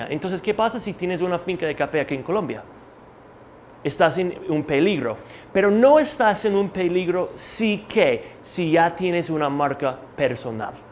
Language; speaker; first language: Spanish; non-native, fluent; English